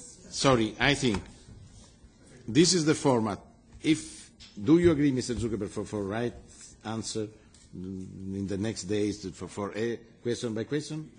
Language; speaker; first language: English; non-native, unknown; Italian